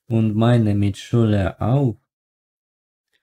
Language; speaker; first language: German; non-native, learner; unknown